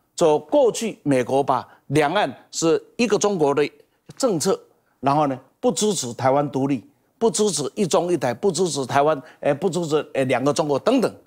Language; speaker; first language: Chinese; native; Chinese